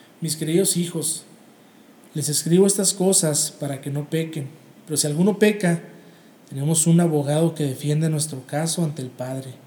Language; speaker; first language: Spanish; native; Spanish